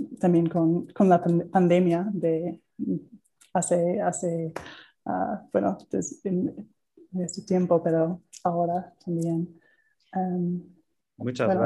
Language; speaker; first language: Spanish; non-native, fluent; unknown